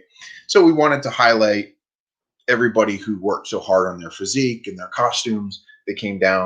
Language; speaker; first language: English; native; English